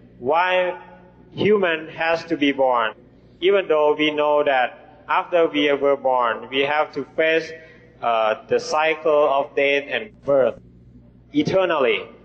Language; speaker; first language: English; non-native, fluent; Thai